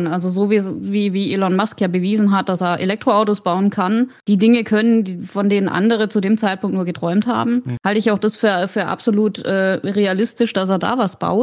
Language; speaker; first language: German; native; German